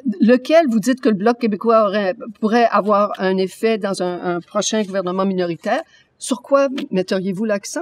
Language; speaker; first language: French; native; French